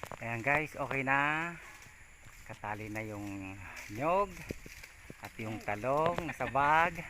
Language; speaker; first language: Filipino; non-native, local second language; Bikol